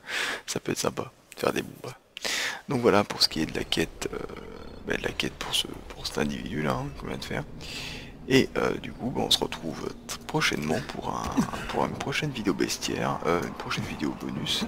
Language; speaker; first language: French; native; French